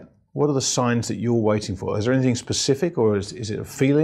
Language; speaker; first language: English; native; English